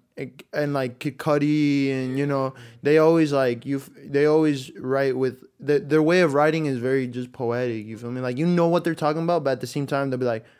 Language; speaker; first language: English; early bilingual, other home language; Spanish